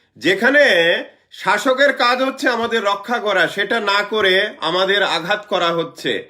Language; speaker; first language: Bangla; native; Bangla